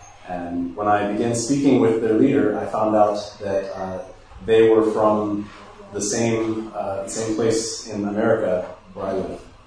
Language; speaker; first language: English; native; English